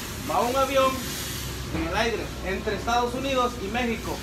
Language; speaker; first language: Spanish; native; Spanish